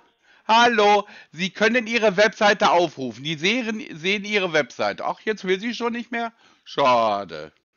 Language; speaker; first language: German; native; German